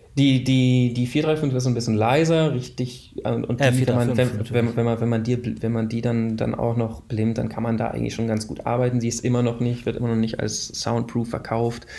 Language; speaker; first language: German; native; German